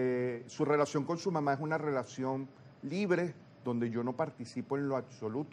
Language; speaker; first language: Spanish; native; Spanish